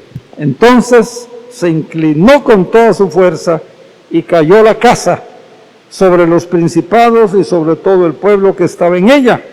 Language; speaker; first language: Spanish; native; Spanish